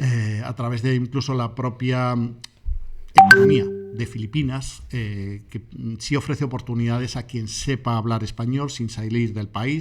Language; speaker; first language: Spanish; native; Spanish